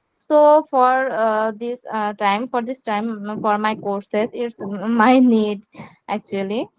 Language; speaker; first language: English; non-native, learner; Bangla